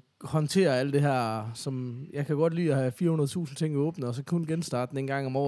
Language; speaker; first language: Danish; native; Danish